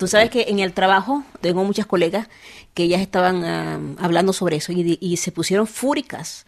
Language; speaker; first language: Spanish; native; Spanish